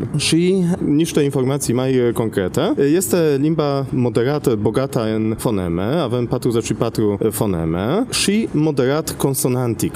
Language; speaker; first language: Romanian; non-native, fluent; Polish